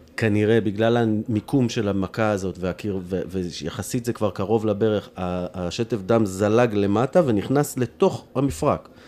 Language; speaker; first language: Hebrew; native; Hebrew